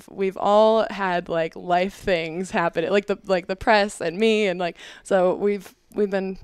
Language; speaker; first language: English; native; English